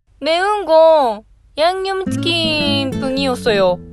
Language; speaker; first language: Korean; non-native, learner; Japanese